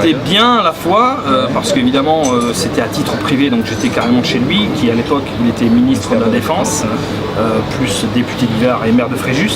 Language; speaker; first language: French; native; French